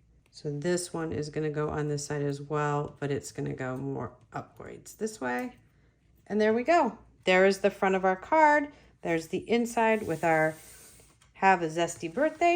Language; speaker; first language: English; native; English